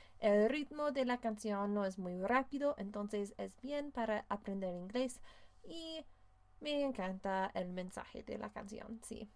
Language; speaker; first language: Spanish; non-native, fluent; English